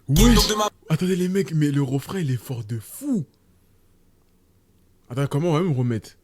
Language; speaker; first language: French; native; French